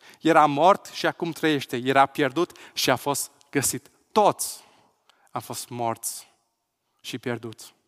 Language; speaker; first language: Romanian; non-native, local second language; Hungarian